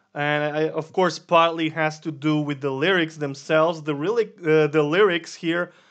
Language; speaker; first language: English; non-native, fluent; Serbian